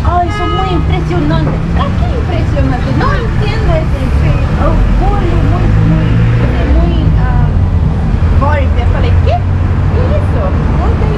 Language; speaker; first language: Portuguese; early bilingual, heritage; Portuguese